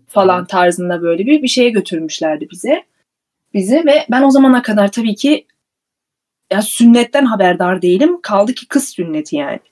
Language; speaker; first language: Turkish; early bilingual, heritage; Turkish